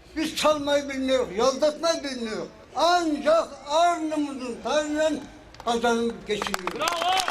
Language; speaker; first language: Turkish; early bilingual, heritage; Turkish